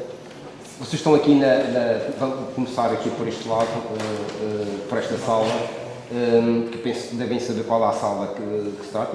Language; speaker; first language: Portuguese; native; Portuguese